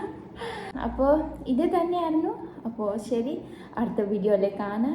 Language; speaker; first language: Malayalam; non-native, learner; Bodo